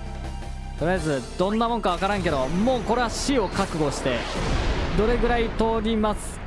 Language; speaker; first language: Japanese; native; Japanese